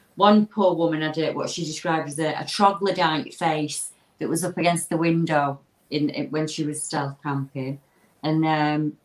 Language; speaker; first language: English; native; English